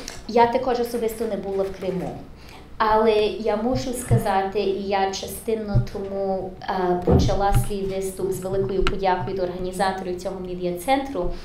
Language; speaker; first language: Ukrainian; early bilingual, heritage; English